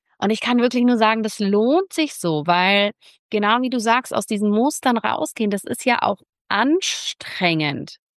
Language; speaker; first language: German; native; German